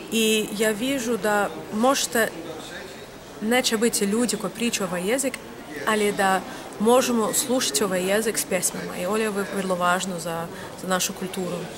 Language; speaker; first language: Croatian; non-native, learner; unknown